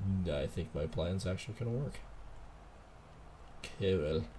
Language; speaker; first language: English; native; English